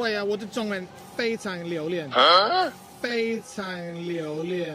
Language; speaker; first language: Chinese; non-native, learner; English